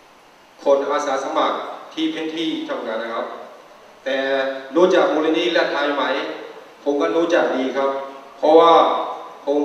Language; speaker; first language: Thai; non-native, fluent; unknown